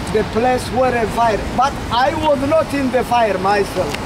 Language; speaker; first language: English; non-native, learner; Amharic